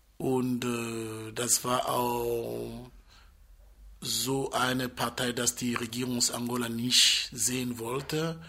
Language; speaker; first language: German; non-native, fluent; Portuguese